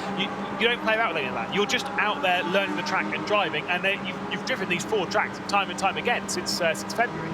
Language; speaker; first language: English; native; English